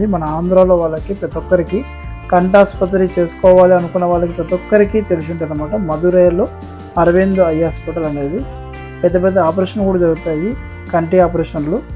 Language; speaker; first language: Telugu; native; Telugu